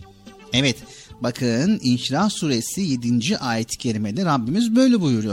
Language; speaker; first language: Turkish; native; Turkish